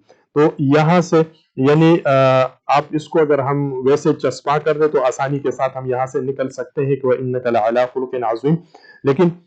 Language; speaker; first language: Urdu; native; Urdu